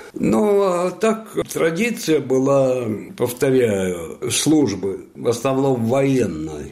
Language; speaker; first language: Russian; non-native, fluent; Italian